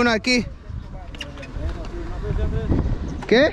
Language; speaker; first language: Spanish; early bilingual, heritage; Spanish